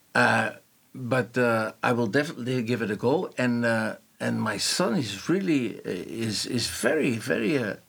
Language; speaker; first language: English; non-native, fluent; Dutch